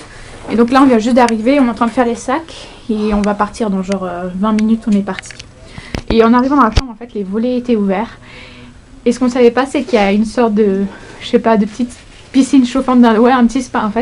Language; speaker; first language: French; native; French